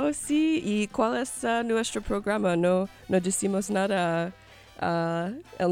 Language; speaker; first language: Spanish; non-native, learner; English